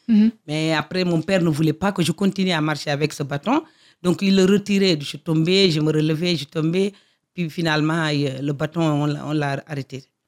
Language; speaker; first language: French; non-native, local second language; Fula